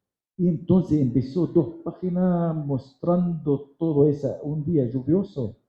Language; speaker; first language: Spanish; non-native, fluent; Arabic